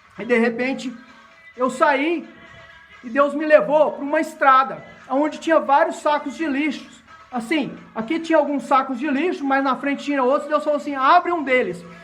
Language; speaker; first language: Portuguese; native; Portuguese